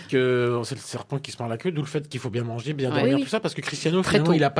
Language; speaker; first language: French; native; French